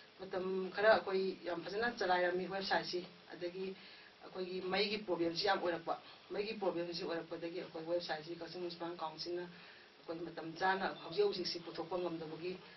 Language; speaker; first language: Manipuri; native; Manipuri